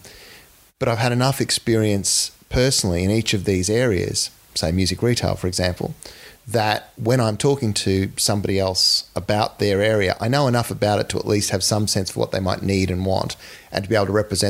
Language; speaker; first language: English; native; English